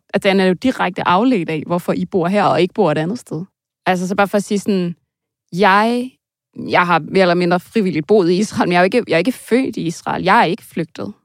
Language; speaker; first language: Danish; native; Danish